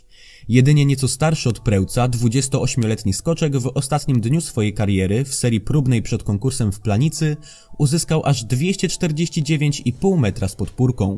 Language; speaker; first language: Polish; native; Polish